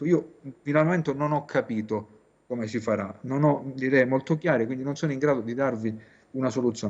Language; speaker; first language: Italian; native; Italian